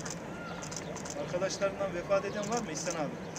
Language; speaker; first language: Turkish; native; Turkish